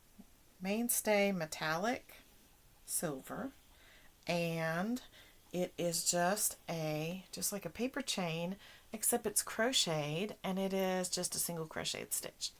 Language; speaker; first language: English; native; English